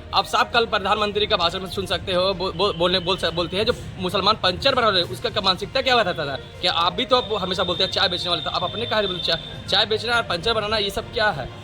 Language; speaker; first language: Hindi; native; Hindi